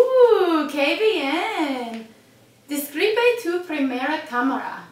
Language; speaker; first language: Spanish; non-native, learner; English